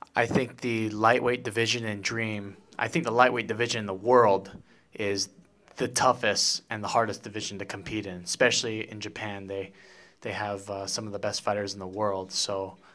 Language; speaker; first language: English; native; English